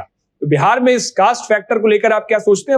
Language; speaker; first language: Hindi; native; Hindi